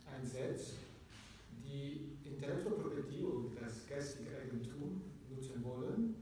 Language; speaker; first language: German; non-native, fluent; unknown